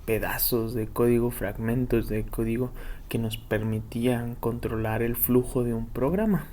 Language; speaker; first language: Spanish; native; Spanish